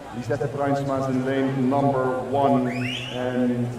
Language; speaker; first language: English; non-native, fluent; Dutch